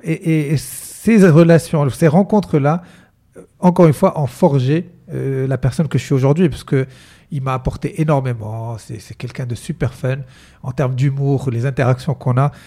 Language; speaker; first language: French; non-native, local second language; Arabic